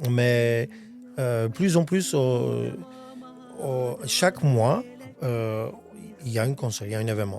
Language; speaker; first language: French; non-native, fluent; Armenian